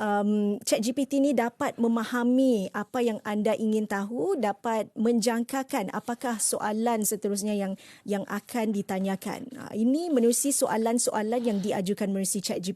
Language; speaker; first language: Malay; native; Malay